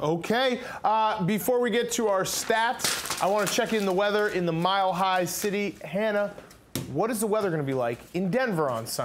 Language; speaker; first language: English; native; English